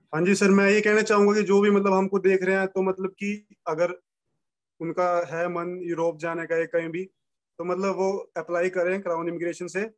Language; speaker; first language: Hindi; native; Hindi